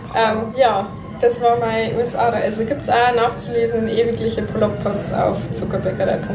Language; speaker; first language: German; native; German